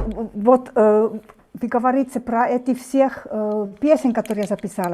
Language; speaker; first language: Russian; non-native, fluent; Finnish